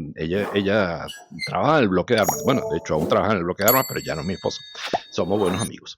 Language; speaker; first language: Spanish; early bilingual, other home language; Hebrew